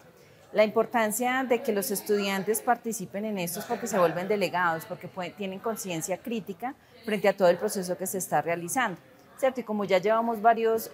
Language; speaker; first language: Spanish; native; Spanish